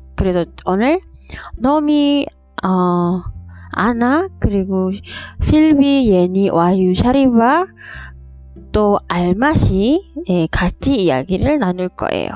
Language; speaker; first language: Korean; non-native, learner; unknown